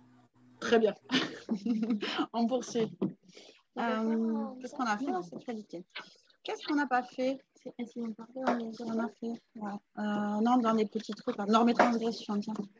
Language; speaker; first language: French; native; French